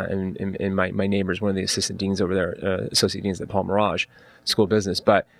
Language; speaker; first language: English; native; English